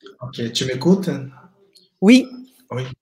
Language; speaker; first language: French; non-native, fluent; Portuguese